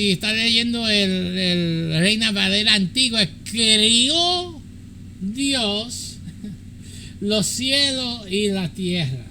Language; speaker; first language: Spanish; early bilingual, heritage; English